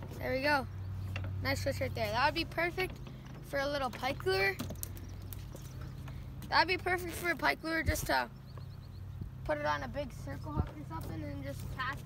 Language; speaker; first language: English; native; English